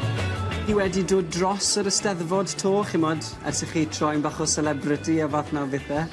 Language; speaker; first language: Welsh; native; Welsh